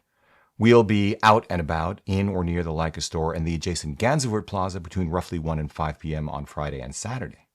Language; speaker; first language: English; native; English